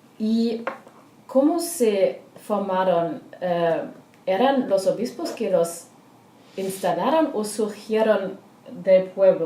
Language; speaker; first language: Spanish; non-native, learner; German